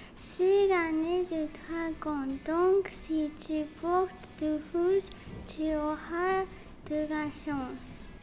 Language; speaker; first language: French; non-native, learner; English